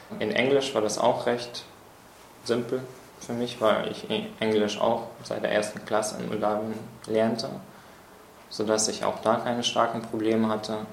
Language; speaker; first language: German; early bilingual, other home language; Russian